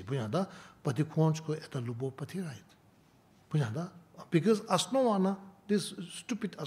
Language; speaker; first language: Russian; non-native, learner; Tibetan